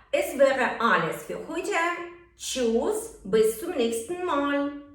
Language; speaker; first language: German; non-native, fluent; Ukrainian